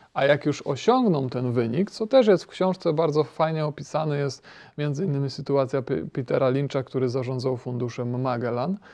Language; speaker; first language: Polish; native; Polish